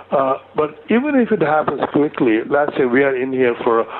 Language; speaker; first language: English; non-native, local second language; Gujarati